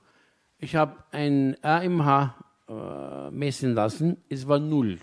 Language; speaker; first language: German; non-native, fluent; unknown